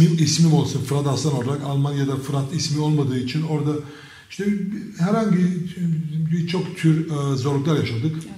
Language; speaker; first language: Turkish; early bilingual, heritage; Turkish